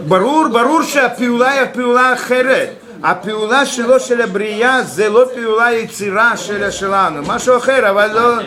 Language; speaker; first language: Hebrew; non-native, fluent; Russian